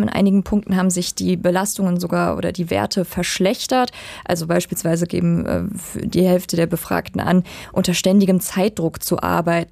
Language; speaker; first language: German; native; German